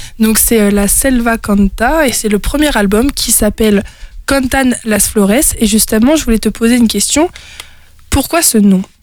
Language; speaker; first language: French; native; French